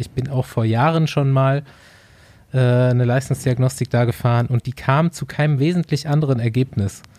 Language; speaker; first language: German; native; German